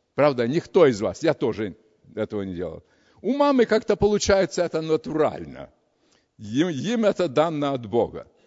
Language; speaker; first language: Russian; early bilingual, heritage; Russian